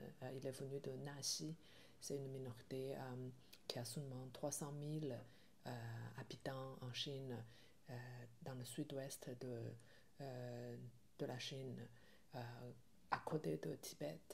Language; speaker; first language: French; non-native, learner; Chinese